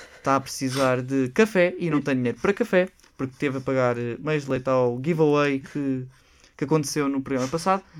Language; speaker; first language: Portuguese; native; Portuguese